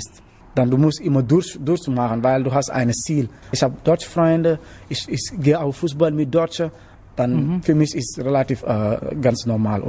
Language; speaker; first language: German; non-native, learner; Wolof